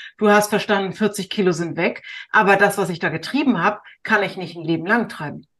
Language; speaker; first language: German; native; German